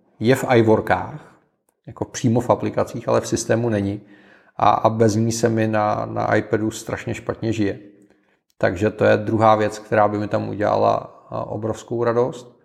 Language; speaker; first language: Czech; native; Czech